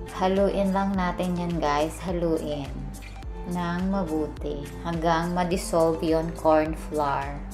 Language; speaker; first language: Filipino; non-native, local second language; Bikol